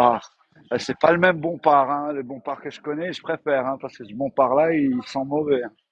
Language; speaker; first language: French; native; French